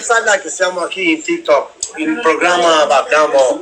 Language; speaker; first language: Italian; non-native, learner; Albanian